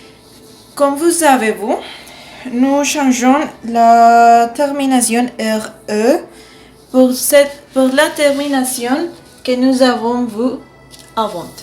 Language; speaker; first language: French; non-native, learner; Spanish